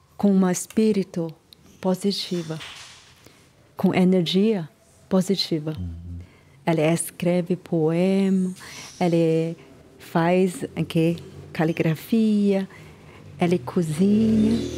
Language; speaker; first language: Portuguese; non-native, learner; Chinese